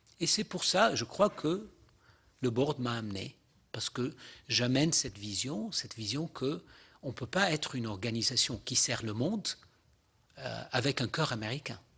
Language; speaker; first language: French; non-native, local second language; Arabic